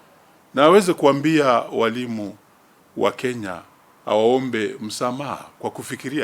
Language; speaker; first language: Swahili; non-native, local second language; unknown